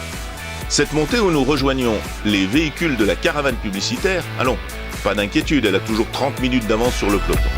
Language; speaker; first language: French; native; French